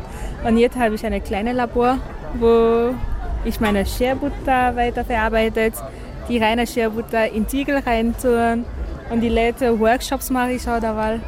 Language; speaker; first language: German; non-native, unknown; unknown